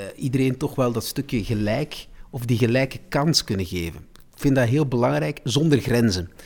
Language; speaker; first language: Dutch; native; Dutch